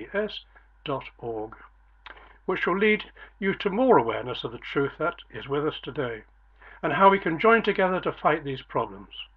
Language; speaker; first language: English; native; English